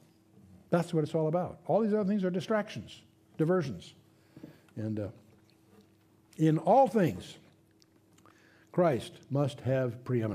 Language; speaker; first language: English; native; English